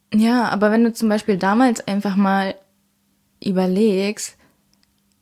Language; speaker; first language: German; native; German